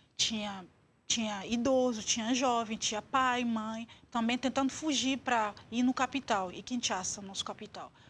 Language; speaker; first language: Portuguese; non-native, fluent; Swahili